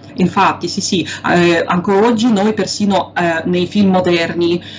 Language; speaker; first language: Italian; non-native, fluent; Russian